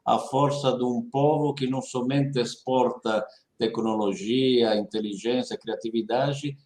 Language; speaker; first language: Portuguese; non-native, fluent; Italian